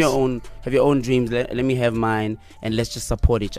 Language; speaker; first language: English; non-native, local second language; Tswana